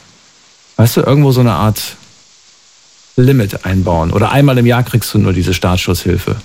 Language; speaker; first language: German; native; German